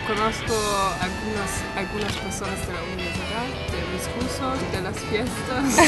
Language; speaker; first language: Spanish; non-native, learner; German